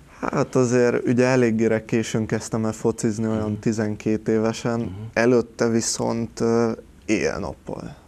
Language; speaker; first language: Hungarian; native; Hungarian